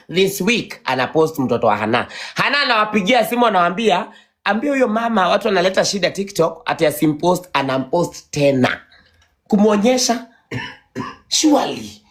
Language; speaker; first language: Swahili; non-native, local second language; Kikuyu